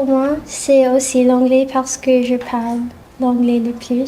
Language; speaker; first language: French; non-native, local second language; Chinese